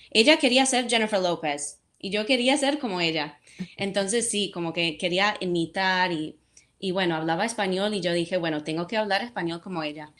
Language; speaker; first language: Spanish; non-native, fluent; English